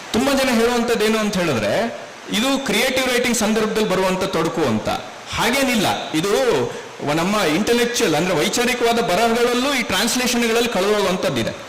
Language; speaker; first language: Kannada; non-native, local second language; Telugu